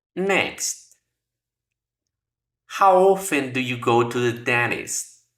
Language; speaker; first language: English; non-native, fluent; Spanish